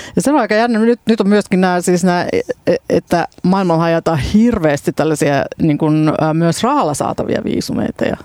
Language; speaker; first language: Finnish; native; Finnish